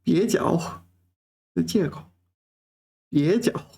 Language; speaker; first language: Chinese; non-native, learner; English